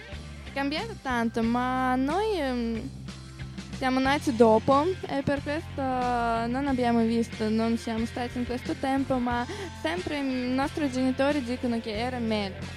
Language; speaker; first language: Italian; non-native, learner; Russian